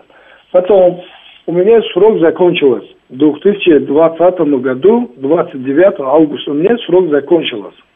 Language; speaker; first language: Russian; non-native, learner; Tajik